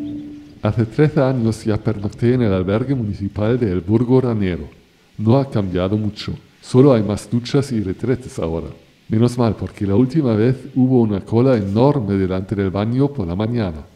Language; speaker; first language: Spanish; non-native, fluent; German